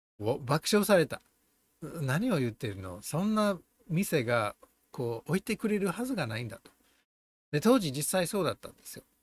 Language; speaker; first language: Japanese; non-native, fluent; English